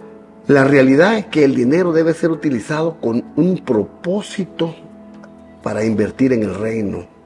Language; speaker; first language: Spanish; native; Spanish